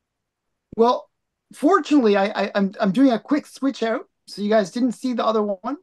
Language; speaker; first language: English; native; English